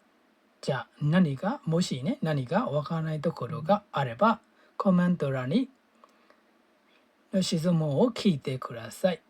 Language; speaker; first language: Japanese; non-native, fluent; Burmese